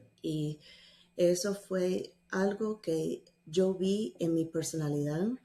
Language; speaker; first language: Spanish; non-native, fluent; English